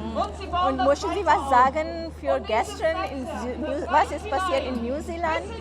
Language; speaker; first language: German; non-native, learner; Urdu